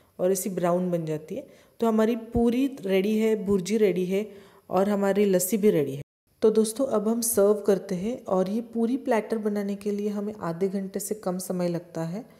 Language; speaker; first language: Hindi; non-native, local second language; Marathi